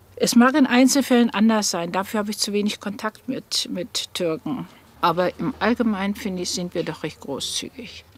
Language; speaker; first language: German; native; German